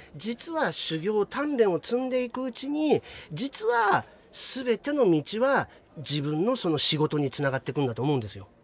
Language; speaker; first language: Japanese; native; Japanese